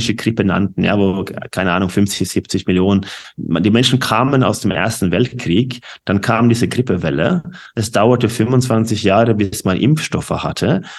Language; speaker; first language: German; non-native, fluent; Norwegian